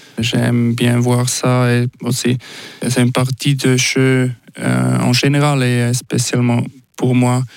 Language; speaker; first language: French; non-native, local second language; Swiss German